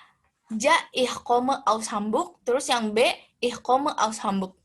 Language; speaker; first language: German; non-native, learner; Indonesian